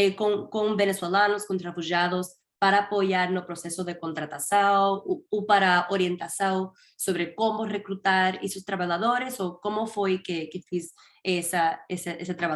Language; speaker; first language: Portuguese; non-native, fluent; Spanish